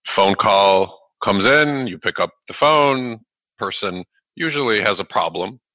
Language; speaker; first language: English; early bilingual, other home language; Russian